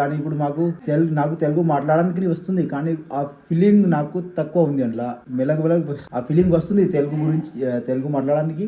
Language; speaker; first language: Telugu; non-native, learner; Hindi